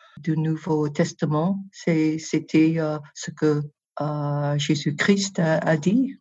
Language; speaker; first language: French; non-native, fluent; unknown